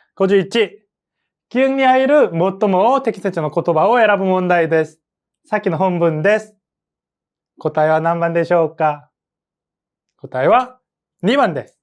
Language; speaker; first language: Japanese; non-native, fluent; Korean